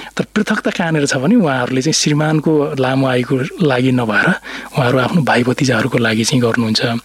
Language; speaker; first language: Nepali; non-native, local second language; Rana Tharu